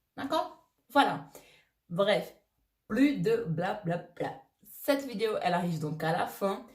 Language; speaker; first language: French; non-native, fluent; Portuguese